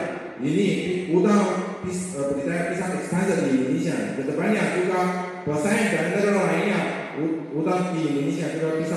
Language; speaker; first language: Indonesian; non-native, learner; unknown